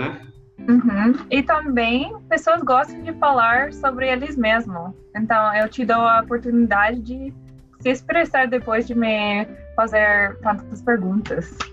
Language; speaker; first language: Portuguese; non-native, learner; English